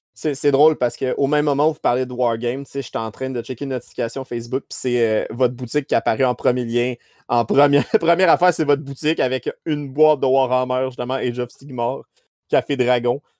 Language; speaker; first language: French; native; French